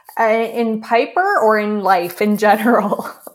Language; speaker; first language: English; native; English